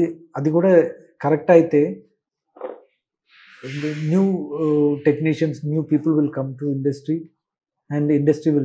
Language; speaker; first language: Telugu; non-native, learner; Malayalam